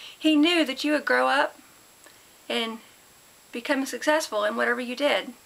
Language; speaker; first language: English; native; English